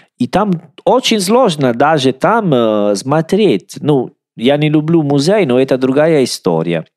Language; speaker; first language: Russian; non-native, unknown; Italian